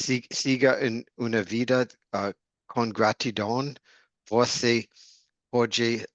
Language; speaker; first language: Portuguese; non-native, learner; English